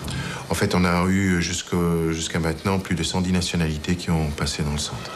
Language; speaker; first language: French; native; French